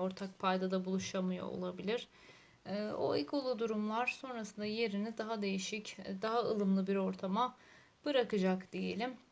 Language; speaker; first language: Turkish; native; Turkish